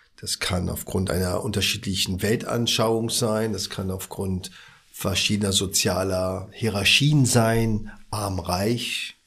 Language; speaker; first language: German; early bilingual, other home language; Arabic